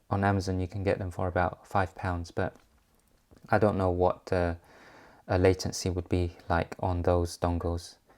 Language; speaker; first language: English; native; English